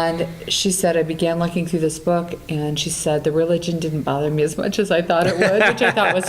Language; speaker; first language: English; native; English